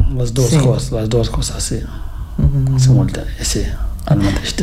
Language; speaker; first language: Catalan; non-native, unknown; Fula